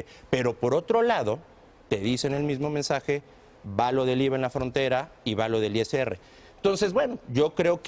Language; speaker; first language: Spanish; native; Spanish